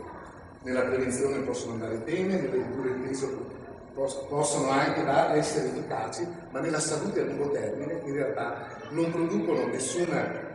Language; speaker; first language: Italian; native; Italian